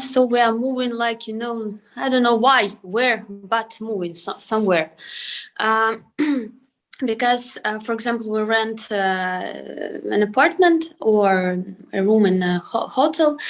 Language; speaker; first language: English; non-native, learner; Ukrainian